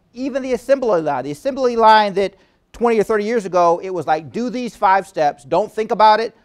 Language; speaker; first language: English; native; English